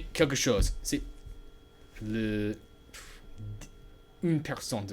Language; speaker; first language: French; non-native, learner; English